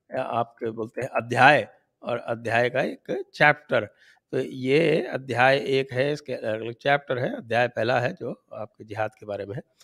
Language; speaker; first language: Hindi; native; Hindi